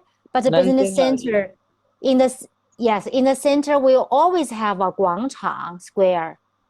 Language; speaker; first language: English; non-native, fluent; Chinese